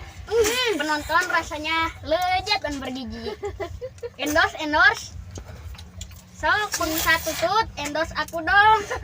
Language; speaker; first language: Indonesian; non-native, local second language; Sundanese